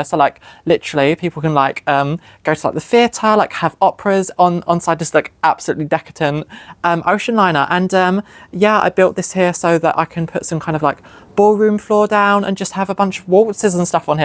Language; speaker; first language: English; native; English